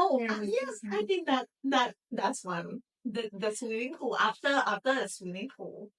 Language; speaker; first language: English; non-native, learner; Thai